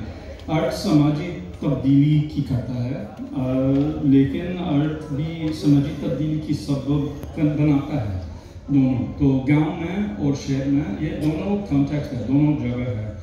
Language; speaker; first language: Hindi; non-native, learner; English